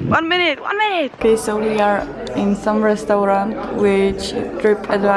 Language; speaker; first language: English; non-native, learner; Czech